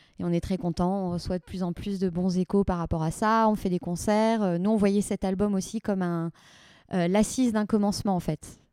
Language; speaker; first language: French; native; French